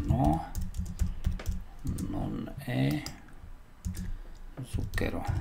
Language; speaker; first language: Italian; non-native, learner; Slovak